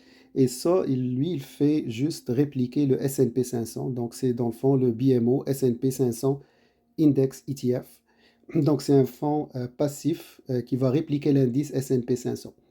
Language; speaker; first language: French; native; French